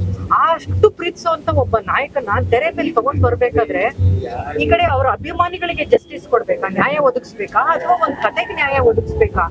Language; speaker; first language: Kannada; native; Kannada